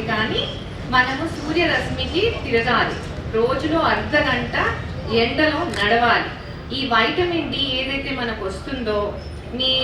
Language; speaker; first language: Telugu; native; Telugu